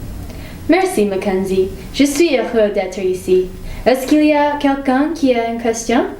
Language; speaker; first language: French; non-native, learner; English